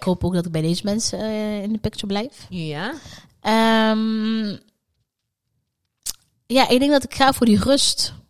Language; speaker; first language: Dutch; early bilingual, other home language; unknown